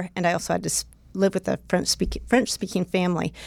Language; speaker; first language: English; native; English